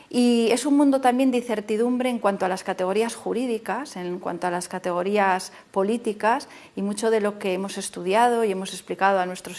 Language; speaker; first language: Spanish; native; Spanish